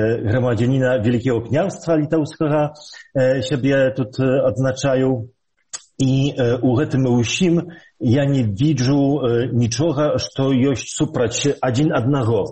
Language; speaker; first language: Belarusian; early bilingual, heritage; Polish